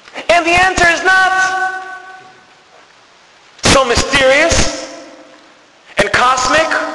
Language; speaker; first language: English; non-native, fluent; Hebrew